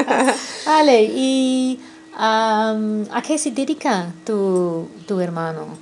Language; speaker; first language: Spanish; non-native, fluent; English